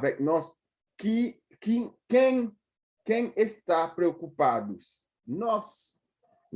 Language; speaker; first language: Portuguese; non-native, fluent; Haitian Creole